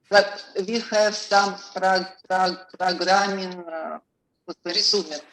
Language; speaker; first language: English; non-native, learner; Russian